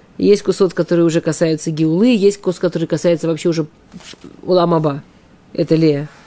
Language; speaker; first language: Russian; early bilingual, heritage; Russian